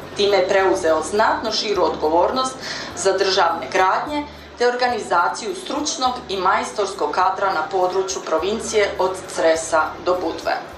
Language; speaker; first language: Croatian; native; Croatian